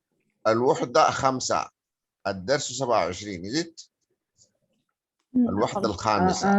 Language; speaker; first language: Arabic; native; Arabic